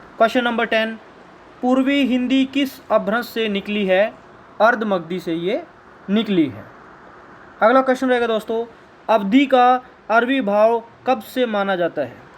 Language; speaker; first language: Hindi; native; Hindi